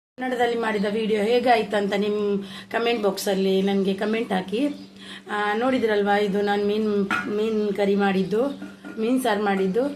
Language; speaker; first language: Kannada; non-native, local second language; Tulu